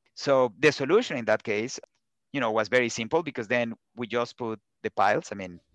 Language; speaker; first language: English; non-native, fluent; Spanish